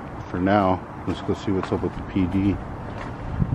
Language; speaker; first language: English; early bilingual, other home language; Spanish